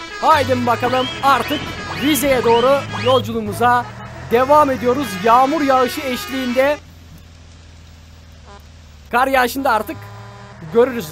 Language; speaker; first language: Turkish; native; Turkish